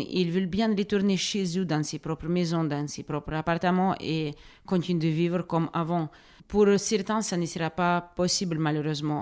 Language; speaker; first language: French; non-native, fluent; Russian